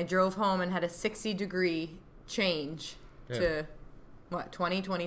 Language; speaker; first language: English; native; English